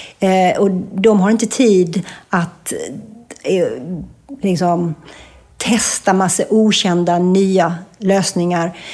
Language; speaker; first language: Swedish; native; Swedish